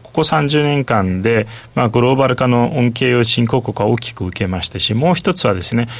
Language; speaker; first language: Japanese; non-native, fluent; Turkish